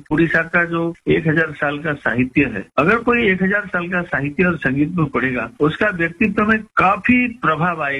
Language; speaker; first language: Hindi; non-native, local second language; Odia